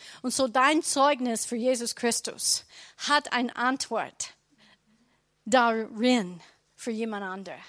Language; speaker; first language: German; non-native, learner; English